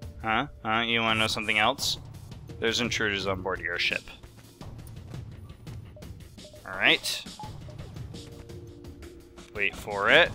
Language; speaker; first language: English; native; English